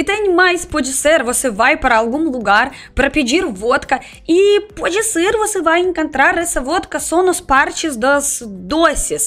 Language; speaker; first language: Portuguese; non-native, fluent; Russian